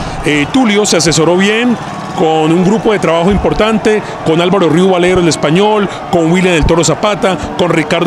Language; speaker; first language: Spanish; native; Spanish